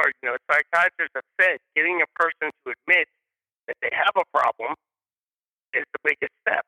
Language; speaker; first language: English; native; English